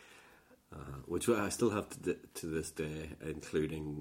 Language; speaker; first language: English; native; English